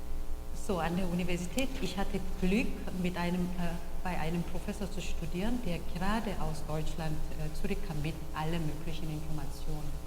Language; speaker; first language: German; non-native, fluent; Korean